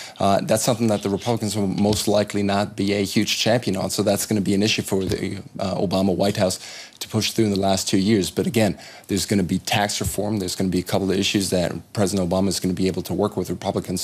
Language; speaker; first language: English; non-native, fluent; German